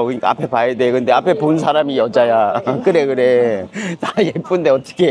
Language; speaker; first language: Korean; native; Korean